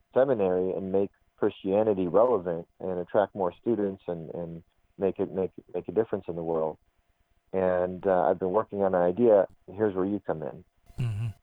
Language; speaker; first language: English; native; English